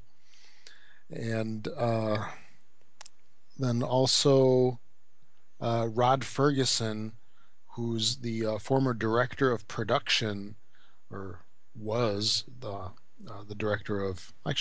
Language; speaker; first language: English; native; English